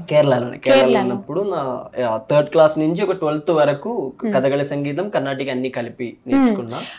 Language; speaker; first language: Telugu; non-native, local second language; Malayalam